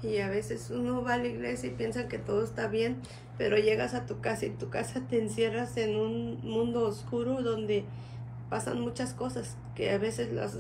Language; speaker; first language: Spanish; native; Spanish